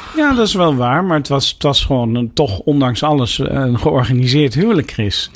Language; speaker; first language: Dutch; native; Dutch